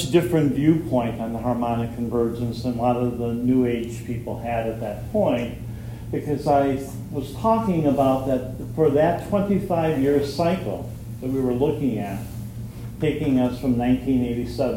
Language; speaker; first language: English; native; English